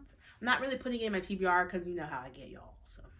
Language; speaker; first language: English; native; English